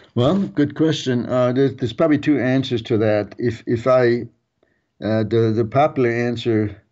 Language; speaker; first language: English; early bilingual, other home language; German